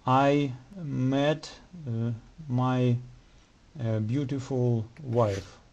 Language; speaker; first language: English; non-native, learner; Russian